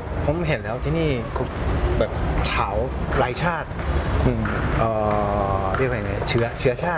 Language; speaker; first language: Thai; native; Thai